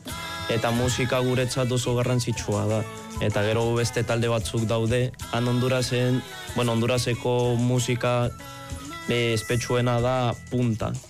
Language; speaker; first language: Basque; non-native, learner; Spanish